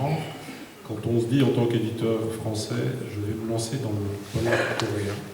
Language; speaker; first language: French; native; French